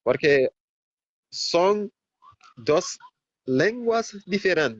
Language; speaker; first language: Spanish; non-native, fluent; Haitian Creole